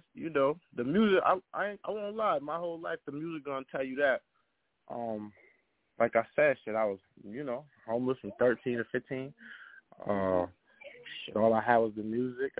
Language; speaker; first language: English; native; English